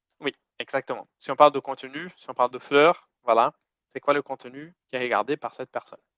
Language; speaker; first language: French; non-native, fluent; Portuguese